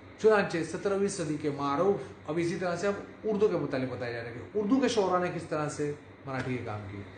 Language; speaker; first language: Urdu; native; Urdu